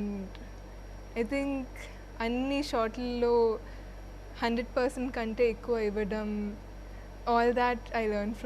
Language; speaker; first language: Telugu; non-native, fluent; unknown